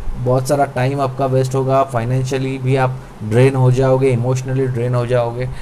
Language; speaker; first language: Hindi; non-native, local second language; Marathi